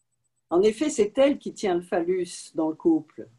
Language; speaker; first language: French; native; French